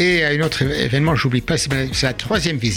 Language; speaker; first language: French; non-native, fluent; English